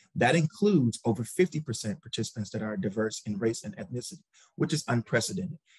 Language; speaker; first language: English; native; English